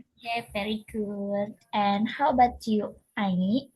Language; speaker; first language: English; non-native, learner; Indonesian